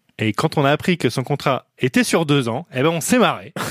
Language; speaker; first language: French; native; French